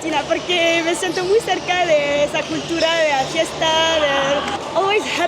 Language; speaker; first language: Spanish; non-native, fluent; French